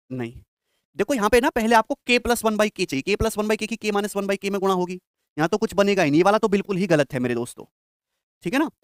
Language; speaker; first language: Hindi; native; Hindi